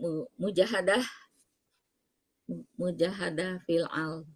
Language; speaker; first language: Arabic; non-native, learner; Indonesian